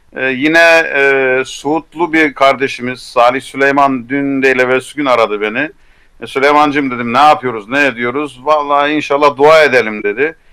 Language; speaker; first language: Turkish; native; Turkish